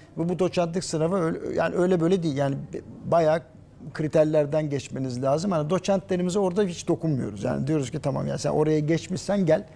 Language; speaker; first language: Turkish; native; Turkish